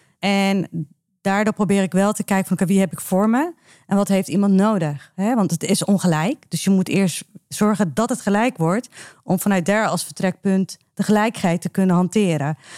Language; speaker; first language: Dutch; early bilingual, other home language; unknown